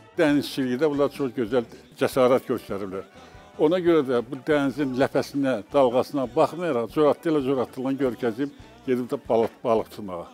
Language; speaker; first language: Azerbaijani; native; Azerbaijani